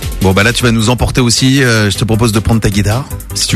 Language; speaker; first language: French; native; French